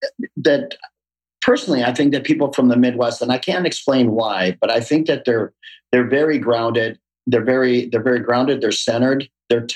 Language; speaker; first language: English; native; English